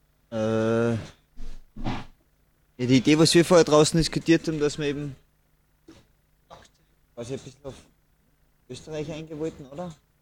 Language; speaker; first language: German; native; German